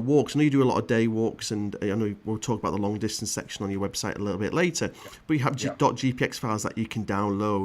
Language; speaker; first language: English; native; English